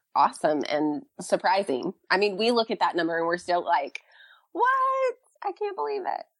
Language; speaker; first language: English; native; English